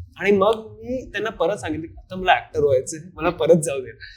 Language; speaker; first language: Marathi; non-native, local second language; Hindi